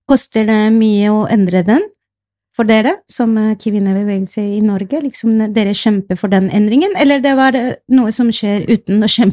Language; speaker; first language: Norwegian; non-native, fluent; Spanish